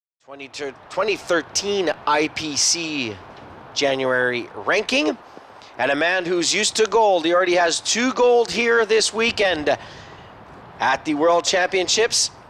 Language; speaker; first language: English; native; English